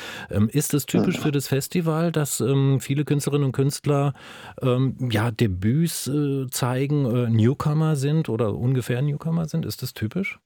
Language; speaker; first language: German; native; German